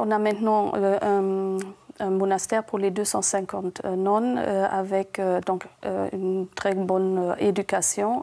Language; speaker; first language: French; non-native, fluent; German